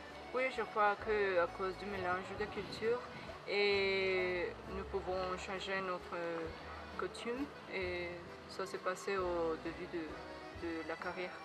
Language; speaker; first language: French; non-native, learner; Spanish